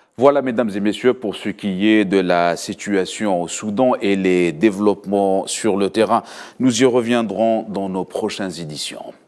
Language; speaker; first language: French; non-native, local second language; Arabic